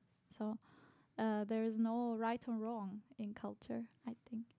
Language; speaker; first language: English; non-native, fluent; Turkish